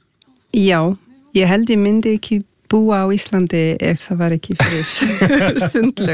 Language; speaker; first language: Icelandic; non-native, fluent; French